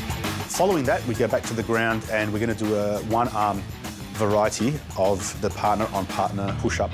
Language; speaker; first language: English; native; English